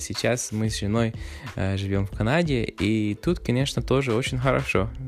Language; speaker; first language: Russian; non-native, fluent; English